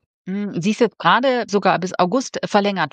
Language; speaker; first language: German; native; German